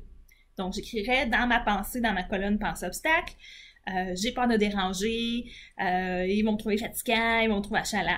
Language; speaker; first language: French; native; French